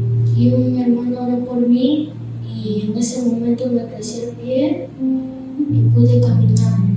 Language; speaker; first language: Spanish; early bilingual, heritage; Spanish